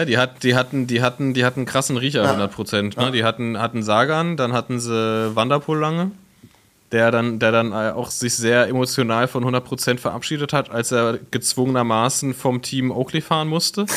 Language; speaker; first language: German; native; German